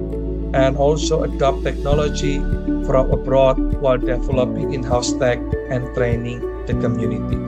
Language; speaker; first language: English; non-native, learner; Indonesian